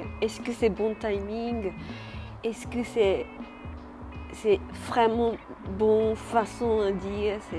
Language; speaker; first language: French; non-native, learner; Japanese